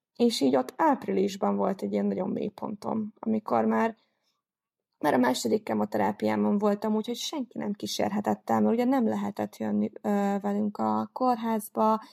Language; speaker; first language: Hungarian; native; Hungarian